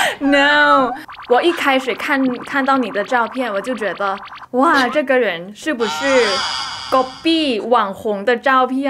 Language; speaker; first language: Chinese; non-native, fluent; Thai